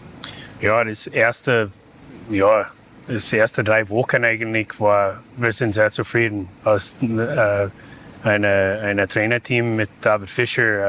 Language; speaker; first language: German; non-native, learner; English